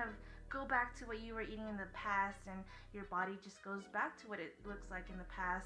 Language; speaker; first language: English; native; English